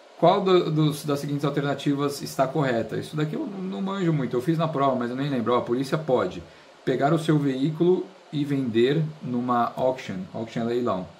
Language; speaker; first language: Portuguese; native; Portuguese